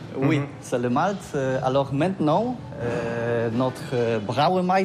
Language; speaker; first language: French; non-native, learner; Polish